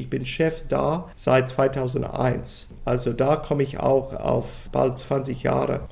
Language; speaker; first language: German; non-native, fluent; English